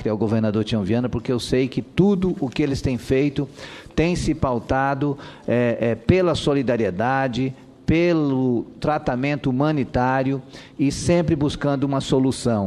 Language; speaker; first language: Portuguese; native; Portuguese